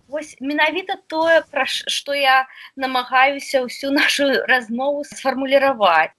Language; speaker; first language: Belarusian; non-native, local second language; Russian